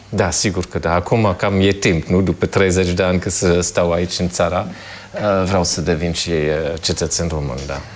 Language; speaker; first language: Romanian; non-native, fluent; German